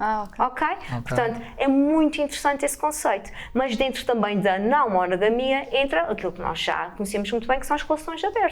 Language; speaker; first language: Portuguese; native; Portuguese